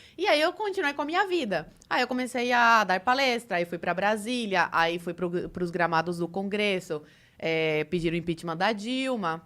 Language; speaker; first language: Portuguese; non-native, fluent; Spanish